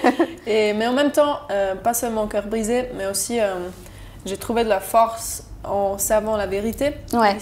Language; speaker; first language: French; non-native, local second language; German